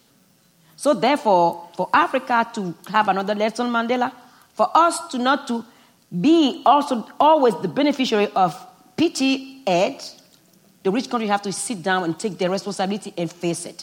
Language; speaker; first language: English; non-native, fluent; Fon